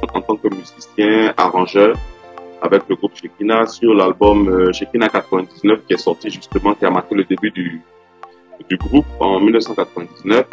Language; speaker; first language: French; non-native, local second language; Yoruba